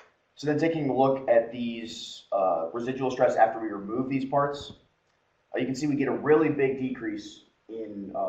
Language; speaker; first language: English; native; English